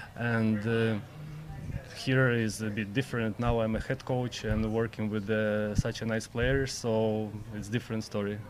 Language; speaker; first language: English; non-native, learner; Ukrainian